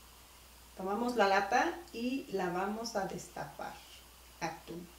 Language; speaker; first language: Spanish; native; Spanish